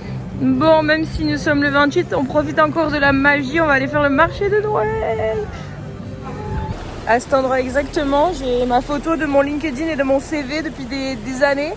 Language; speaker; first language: French; native; French